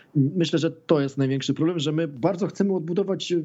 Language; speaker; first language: Polish; native; Polish